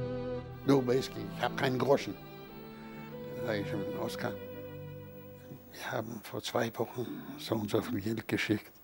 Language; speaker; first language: German; non-native, fluent; Polish